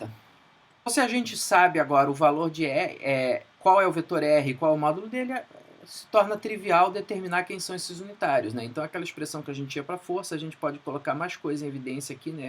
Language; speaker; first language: Portuguese; native; Portuguese